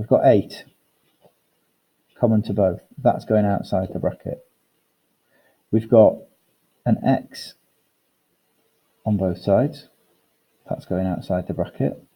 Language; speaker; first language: English; native; English